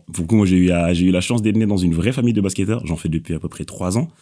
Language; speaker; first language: French; non-native, local second language; Wolof